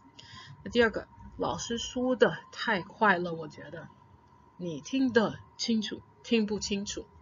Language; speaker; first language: Chinese; non-native, fluent; English